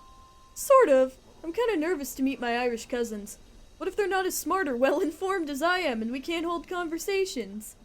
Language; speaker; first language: English; native; English